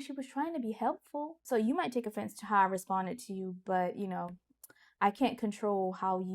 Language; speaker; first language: English; native; English